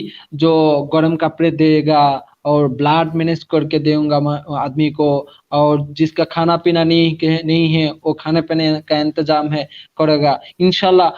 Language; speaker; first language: Hindi; non-native, learner; Bangla